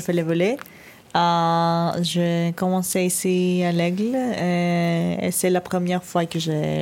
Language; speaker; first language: French; non-native, learner; Greek